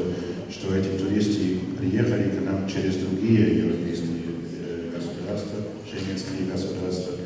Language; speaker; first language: Russian; non-native, fluent; German